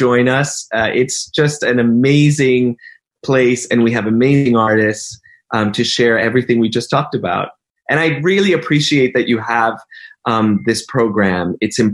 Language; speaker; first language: English; native; English